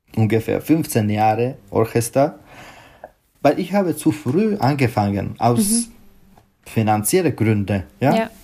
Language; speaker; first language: German; non-native, learner; Czech